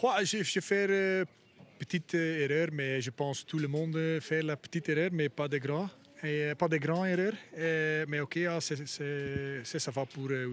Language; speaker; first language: French; non-native, learner; Dutch